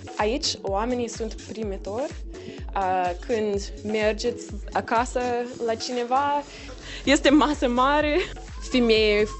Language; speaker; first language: Romanian; non-native, learner; English